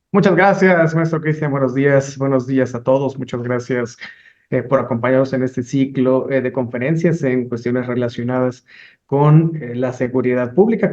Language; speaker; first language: Spanish; native; Spanish